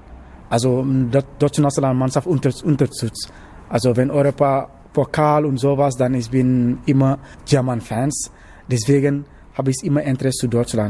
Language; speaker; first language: German; non-native, learner; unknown